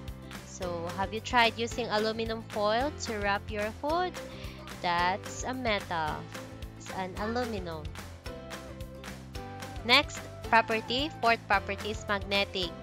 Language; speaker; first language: English; non-native, local second language; Cebuano